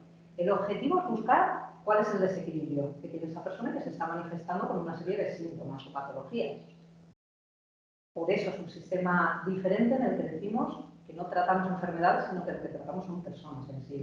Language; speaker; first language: Spanish; native; Spanish